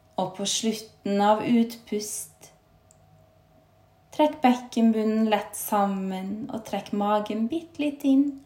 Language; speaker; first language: Norwegian; native; Norwegian